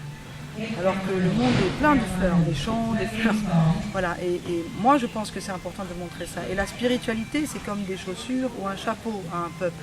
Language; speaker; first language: French; native; French